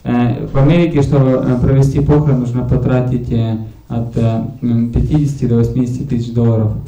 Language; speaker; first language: Russian; native; Russian